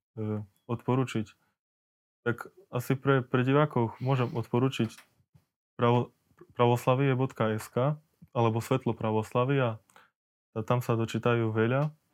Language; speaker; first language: Slovak; native; Slovak